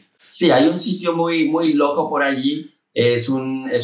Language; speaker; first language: Spanish; native; Spanish